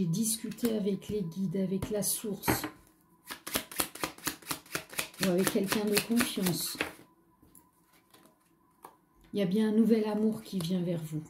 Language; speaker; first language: French; native; French